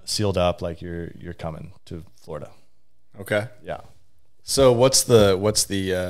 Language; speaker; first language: English; native; English